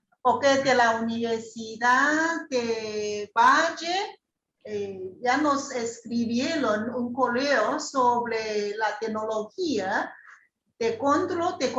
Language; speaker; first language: Spanish; non-native, fluent; Chinese